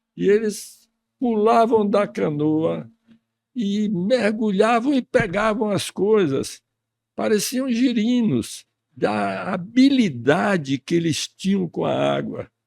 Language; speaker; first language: Portuguese; early bilingual, other home language; Russian